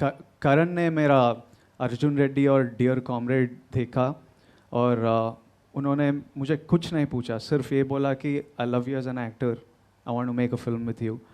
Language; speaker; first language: Hindi; non-native, local second language; Telugu